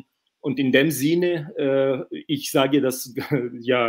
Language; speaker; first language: German; non-native, fluent; Ukrainian